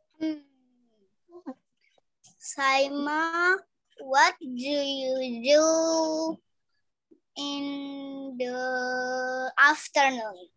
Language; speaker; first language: English; non-native, local second language; Indonesian